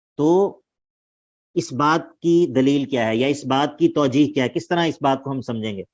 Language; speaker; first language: Urdu; native; Urdu